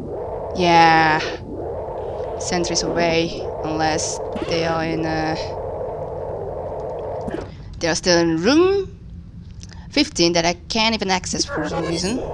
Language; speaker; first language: English; non-native, fluent; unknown